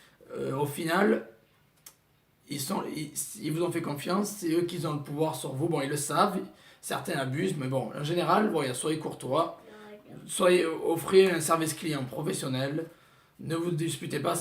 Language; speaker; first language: French; native; French